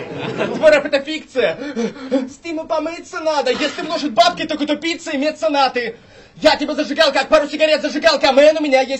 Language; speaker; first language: Russian; native; Russian